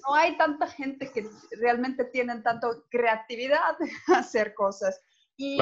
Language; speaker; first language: Spanish; non-native, fluent; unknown